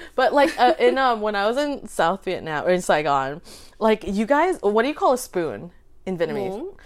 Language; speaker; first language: English; early bilingual, other home language; Vietnamese